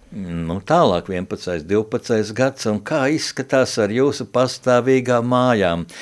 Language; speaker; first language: Latvian; native; Latvian